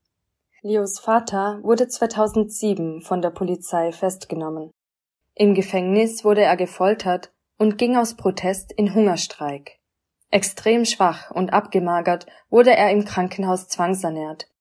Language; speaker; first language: German; native; German